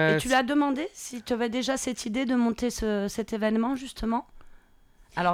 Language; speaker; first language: French; native; French